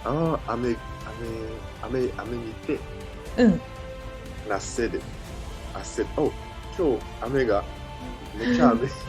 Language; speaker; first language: Japanese; non-native, learner; French